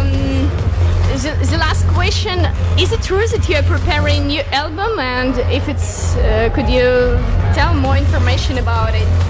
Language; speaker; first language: English; non-native, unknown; Ukrainian